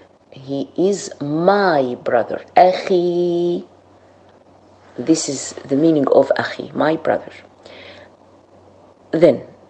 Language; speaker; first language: English; non-native, fluent; Arabic